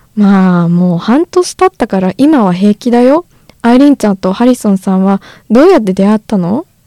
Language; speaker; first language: Japanese; non-native, fluent; Chinese